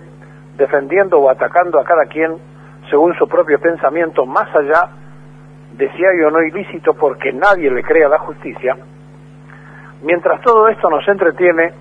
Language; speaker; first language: Spanish; native; Spanish